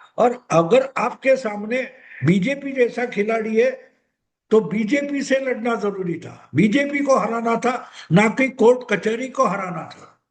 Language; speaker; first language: Hindi; non-native, local second language; Marathi